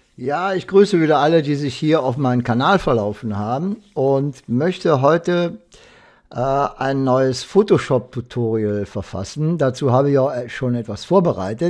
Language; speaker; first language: German; native; German